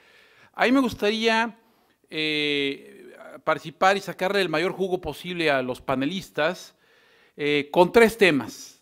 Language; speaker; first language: Spanish; native; Spanish